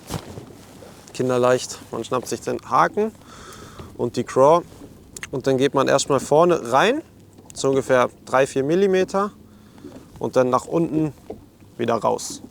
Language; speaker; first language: German; native; German